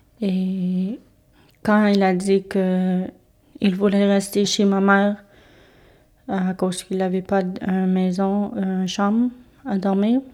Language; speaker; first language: French; non-native, local second language; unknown